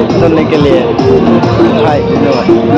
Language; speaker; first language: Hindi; non-native, learner; Bangla